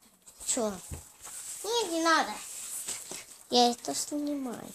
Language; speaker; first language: Russian; native; Russian